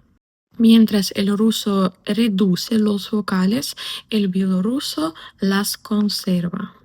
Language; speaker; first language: Spanish; non-native, fluent; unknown